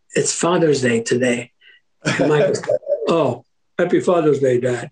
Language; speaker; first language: English; early bilingual, other home language; Italian